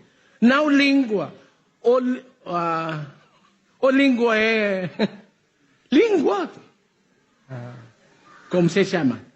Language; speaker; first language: Portuguese; non-native, learner; Filipino